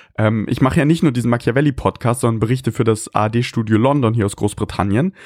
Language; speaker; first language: German; early bilingual, other home language; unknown